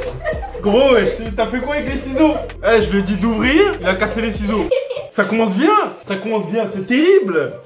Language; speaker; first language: French; native; French